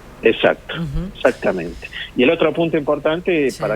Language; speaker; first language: Spanish; native; Spanish